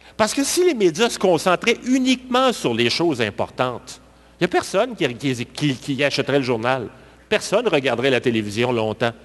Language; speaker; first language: French; native; French